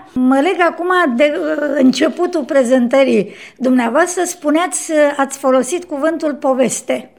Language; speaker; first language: Romanian; native; Romanian